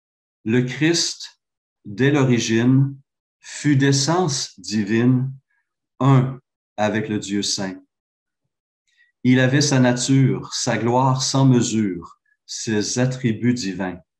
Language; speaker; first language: French; native; French